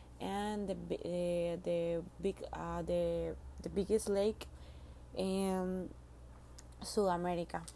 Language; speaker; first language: English; non-native, learner; Spanish